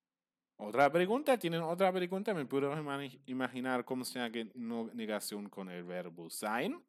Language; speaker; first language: Spanish; non-native, fluent; German